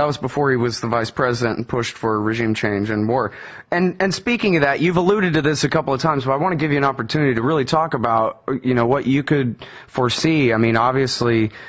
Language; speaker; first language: English; native; English